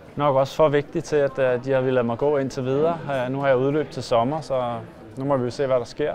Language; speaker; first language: Danish; native; Danish